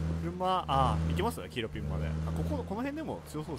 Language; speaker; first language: Japanese; native; Japanese